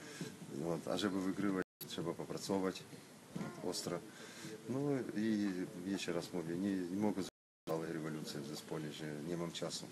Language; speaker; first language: Polish; non-native, learner; Russian